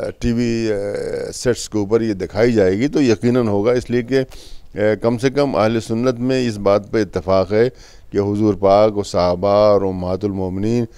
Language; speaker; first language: Urdu; native; Urdu